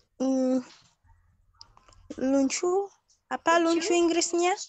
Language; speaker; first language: Indonesian; non-native, learner; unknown